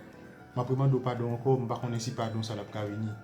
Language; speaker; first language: French; non-native, local second language; Haitian Creole